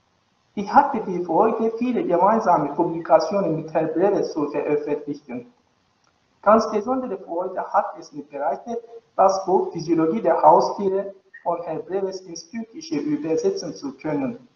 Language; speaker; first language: German; non-native, fluent; Turkish